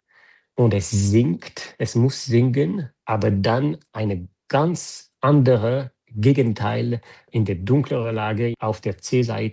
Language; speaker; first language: German; non-native, fluent; French